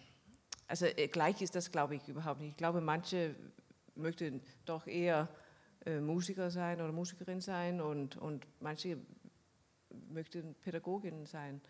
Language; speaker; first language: German; non-native, fluent; Danish